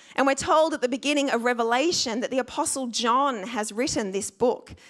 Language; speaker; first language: English; native; English